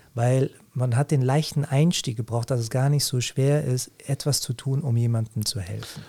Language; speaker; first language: German; early bilingual, other home language; Arabic